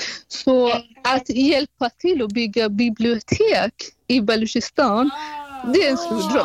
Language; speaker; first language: Swedish; non-native, fluent; Baluchi